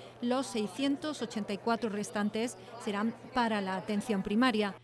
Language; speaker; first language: Spanish; native; Spanish